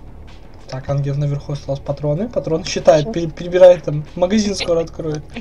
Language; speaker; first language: Russian; native; Russian